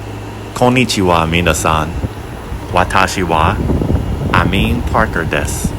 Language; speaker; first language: Japanese; non-native, learner; English